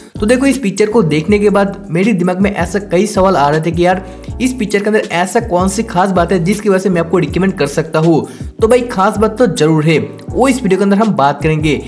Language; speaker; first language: Hindi; non-native, local second language; Bangla